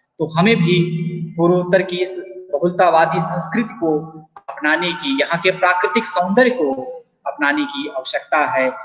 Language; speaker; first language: Hindi; native; Hindi